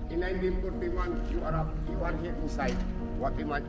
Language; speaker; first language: English; non-native, local second language; Filipino